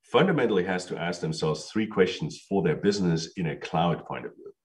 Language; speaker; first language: English; non-native, fluent; German